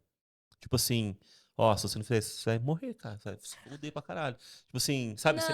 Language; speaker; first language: Portuguese; native; Portuguese